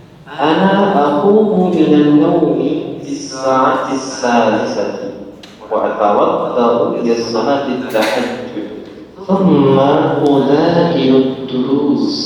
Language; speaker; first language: Arabic; non-native, learner; Indonesian